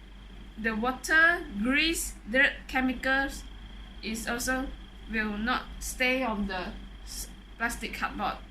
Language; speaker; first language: English; non-native, local second language; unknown